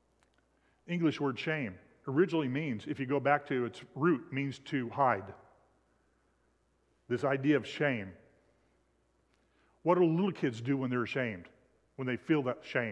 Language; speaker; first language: English; native; English